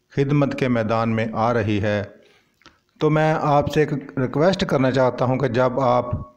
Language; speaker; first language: Urdu; non-native, local second language; Punjabi